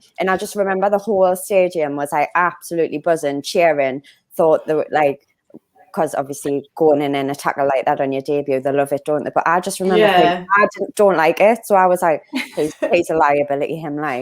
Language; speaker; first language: English; native; English